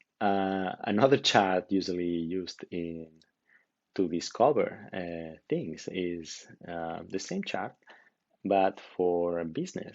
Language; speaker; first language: English; non-native, fluent; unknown